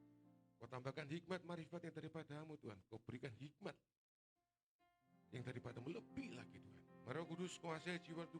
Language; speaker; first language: Indonesian; native; Indonesian